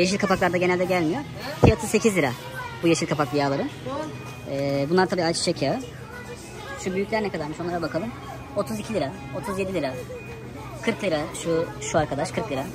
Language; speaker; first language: Turkish; native; Turkish